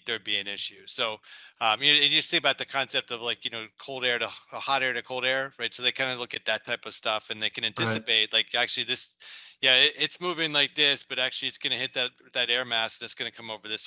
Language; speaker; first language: English; native; English